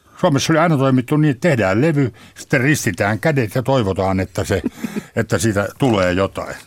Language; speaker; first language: Finnish; native; Finnish